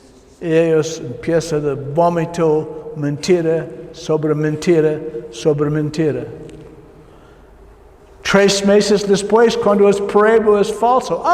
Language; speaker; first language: Spanish; non-native, learner; English